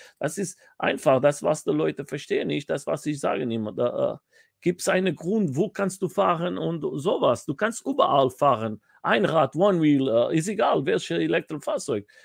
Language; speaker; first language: German; non-native, learner; Portuguese